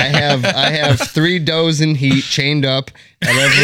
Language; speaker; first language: English; native; English